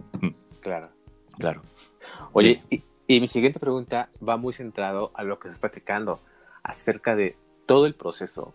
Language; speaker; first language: Spanish; native; Spanish